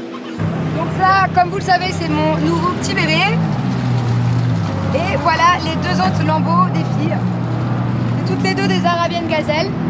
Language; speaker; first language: French; native; French